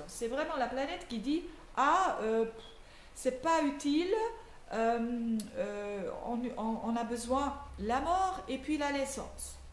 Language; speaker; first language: French; non-native, local second language; Dutch